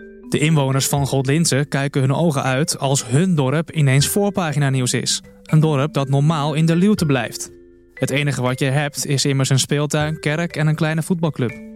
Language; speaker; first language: Dutch; native; Dutch